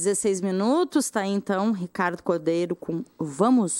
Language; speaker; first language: Portuguese; native; Portuguese